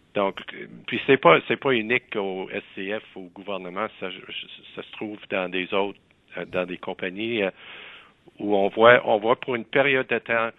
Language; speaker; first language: French; native; French